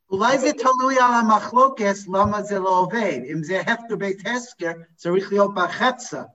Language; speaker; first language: Hebrew; non-native, fluent; English